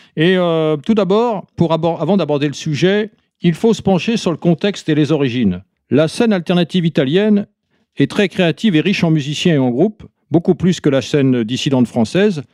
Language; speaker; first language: French; native; French